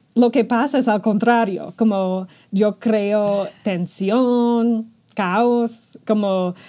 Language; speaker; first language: Spanish; non-native, fluent; English